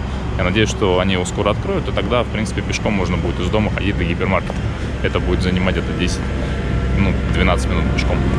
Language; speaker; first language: Russian; native; Russian